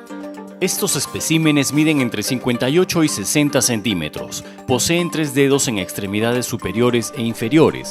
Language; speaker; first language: Spanish; native; Spanish